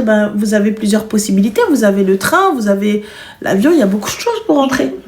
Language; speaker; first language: French; non-native, fluent; Spanish